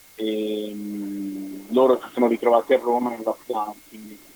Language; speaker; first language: Italian; native; Italian